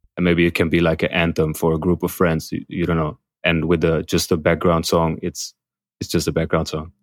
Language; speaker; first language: English; non-native, fluent; Dutch